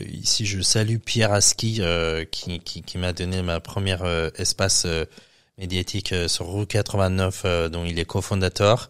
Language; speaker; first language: French; non-native, fluent; Persian